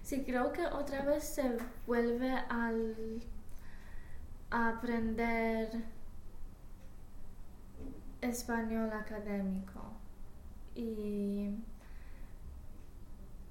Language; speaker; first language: Spanish; non-native, fluent; English